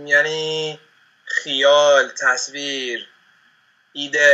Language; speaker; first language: Persian; non-native, fluent; Spanish